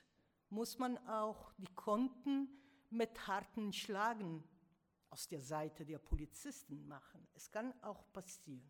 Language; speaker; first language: German; non-native, fluent; Italian